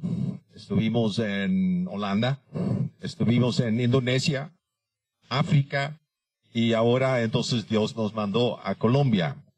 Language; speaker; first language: Spanish; non-native, fluent; Dutch